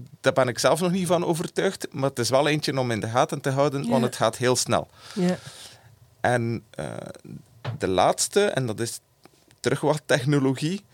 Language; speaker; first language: Dutch; native; Dutch